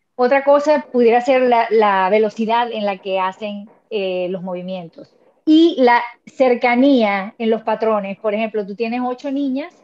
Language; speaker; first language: Spanish; native; Spanish